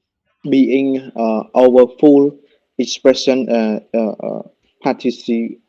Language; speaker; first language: English; non-native, learner; Khmer